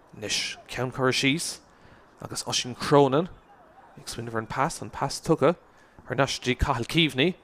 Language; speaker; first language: Irish; native; Irish